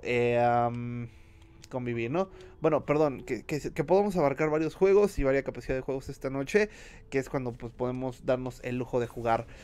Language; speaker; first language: Spanish; native; Spanish